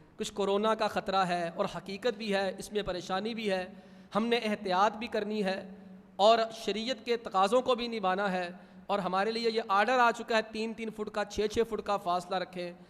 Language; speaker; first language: Urdu; non-native, local second language; Punjabi